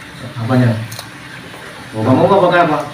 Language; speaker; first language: Indonesian; native; Indonesian